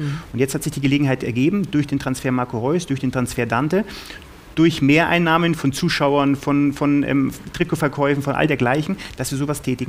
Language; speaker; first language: German; native; German